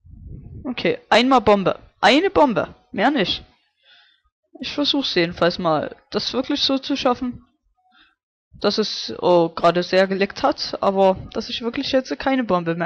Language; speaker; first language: German; native; German